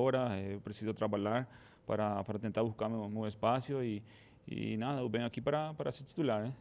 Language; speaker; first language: Portuguese; non-native, fluent; Spanish